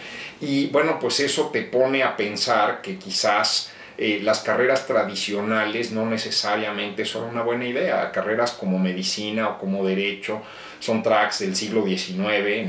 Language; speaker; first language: Spanish; native; Spanish